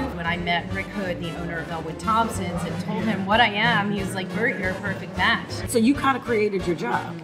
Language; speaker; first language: English; native; English